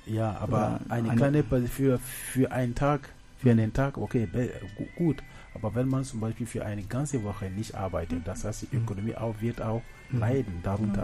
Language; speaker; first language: German; non-native, fluent; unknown